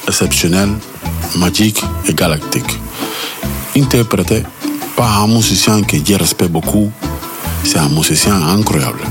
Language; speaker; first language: French; non-native, learner; Spanish